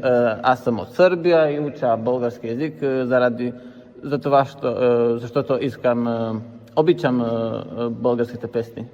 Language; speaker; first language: Bulgarian; non-native, learner; Romanian